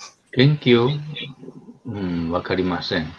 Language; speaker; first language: Japanese; non-native, learner; Spanish